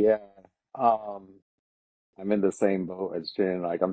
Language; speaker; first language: English; native; English